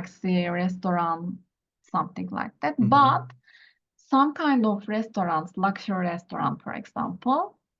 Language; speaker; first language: English; non-native, learner; Turkish